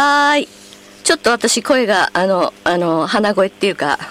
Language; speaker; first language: Japanese; native; Japanese